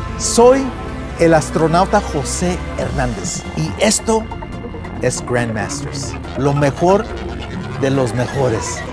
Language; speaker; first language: Spanish; early bilingual, heritage; Spanish